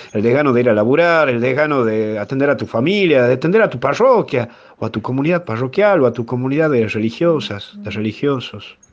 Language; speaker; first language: Spanish; native; Spanish